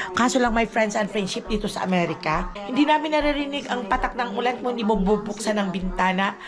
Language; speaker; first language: Filipino; non-native, local second language; Cebuano